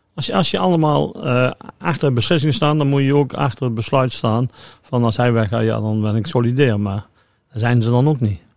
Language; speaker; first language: Dutch; native; Dutch